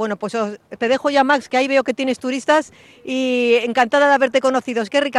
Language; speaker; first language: Spanish; native; Spanish